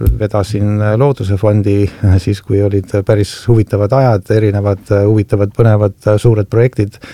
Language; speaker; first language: Estonian; non-native, fluent; English